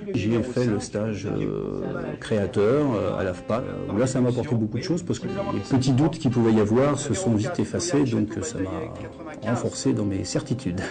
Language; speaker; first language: French; native; French